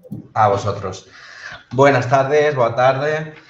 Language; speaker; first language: Spanish; native; Spanish